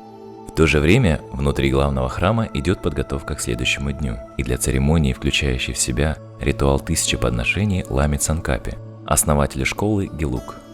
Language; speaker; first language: Russian; native; Russian